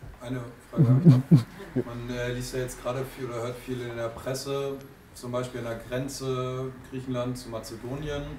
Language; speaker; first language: German; native; German